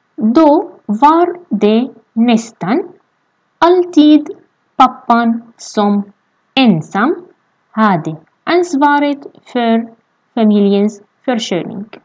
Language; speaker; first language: Swedish; non-native, fluent; Arabic